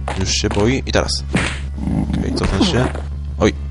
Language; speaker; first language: Polish; native; Polish